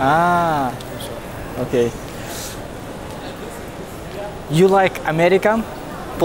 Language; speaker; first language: English; non-native, learner; Russian